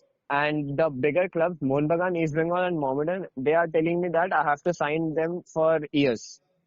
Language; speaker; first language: English; non-native, local second language; Hindi